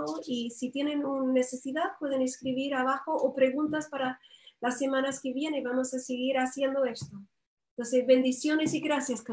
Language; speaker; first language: Spanish; non-native, fluent; English